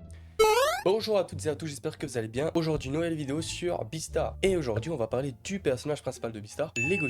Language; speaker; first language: French; native; French